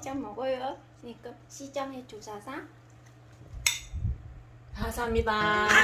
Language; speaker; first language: Korean; non-native, learner; Vietnamese